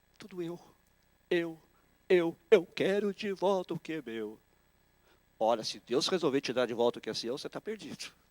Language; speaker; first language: Portuguese; native; Portuguese